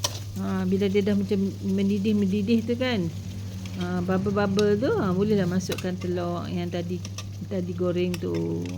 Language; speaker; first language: Malay; native; Malay